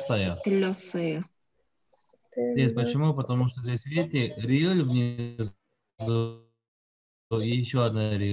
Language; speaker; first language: Russian; non-native, fluent; Korean